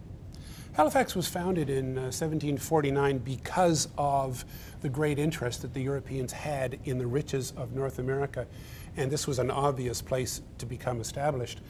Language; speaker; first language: English; native; English